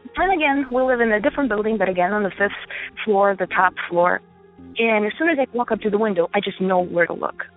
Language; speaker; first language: English; non-native, fluent; Ukrainian